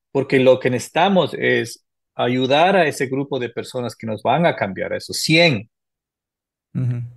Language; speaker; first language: Spanish; native; Spanish